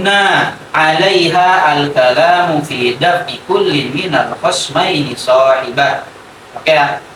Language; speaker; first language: Arabic; non-native, fluent; Indonesian